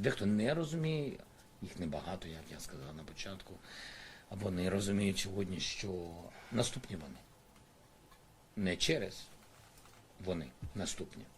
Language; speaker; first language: Ukrainian; non-native, local second language; Russian